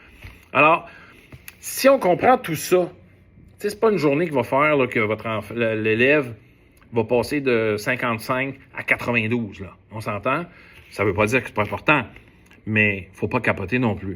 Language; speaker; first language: French; native; French